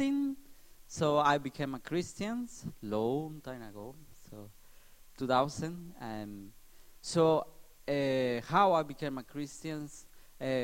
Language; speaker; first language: English; non-native, learner; Spanish